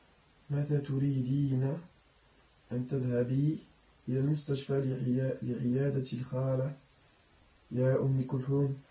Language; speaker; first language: Arabic; non-native, learner; French